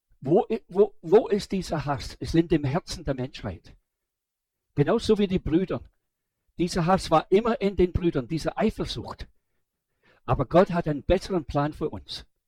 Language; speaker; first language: German; non-native, fluent; English